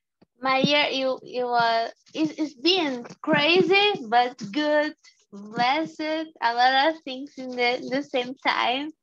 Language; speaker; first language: English; non-native, learner; Portuguese